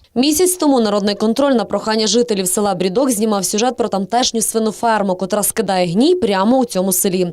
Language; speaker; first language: Ukrainian; native; Ukrainian